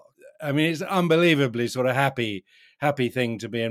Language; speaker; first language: English; native; English